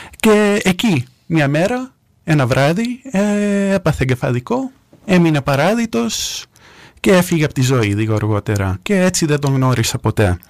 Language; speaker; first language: Greek; early bilingual, heritage; Greek